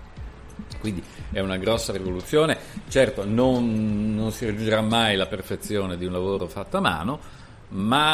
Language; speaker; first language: Italian; native; Italian